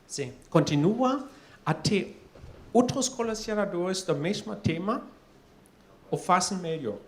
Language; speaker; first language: Portuguese; non-native, fluent; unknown